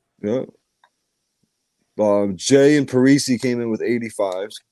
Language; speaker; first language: English; native; English